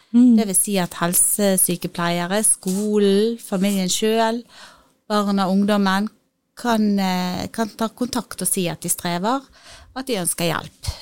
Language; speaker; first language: Norwegian; native; Norwegian